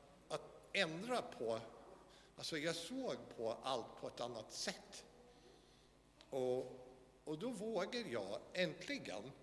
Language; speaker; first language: Swedish; non-native, fluent; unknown